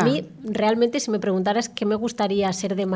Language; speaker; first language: Spanish; native; Spanish